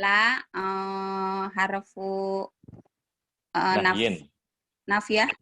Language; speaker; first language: Arabic; non-native, learner; Indonesian